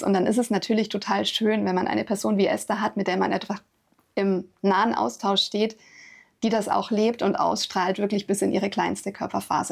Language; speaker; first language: German; native; German